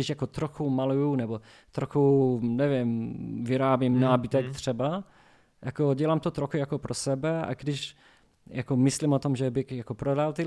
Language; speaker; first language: Czech; non-native, learner; English